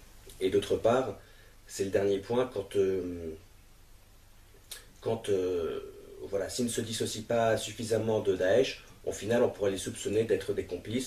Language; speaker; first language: French; native; French